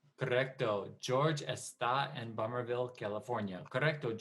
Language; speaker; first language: Spanish; non-native, fluent; English